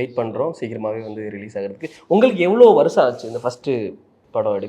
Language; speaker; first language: Tamil; native; Tamil